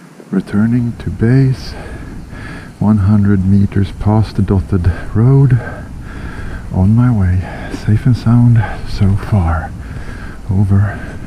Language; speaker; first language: English; non-native, fluent; Swedish